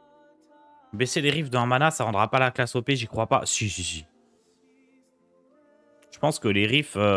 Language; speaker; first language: French; native; French